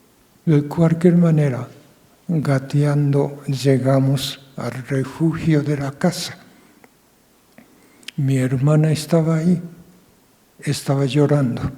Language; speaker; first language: Spanish; non-native, fluent; Japanese